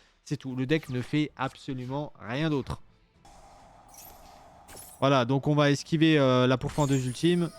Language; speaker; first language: French; native; French